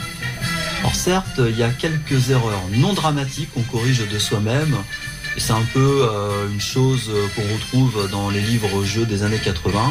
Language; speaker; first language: French; native; French